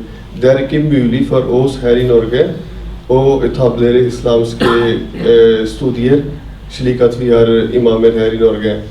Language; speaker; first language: Norwegian; non-native, fluent; Urdu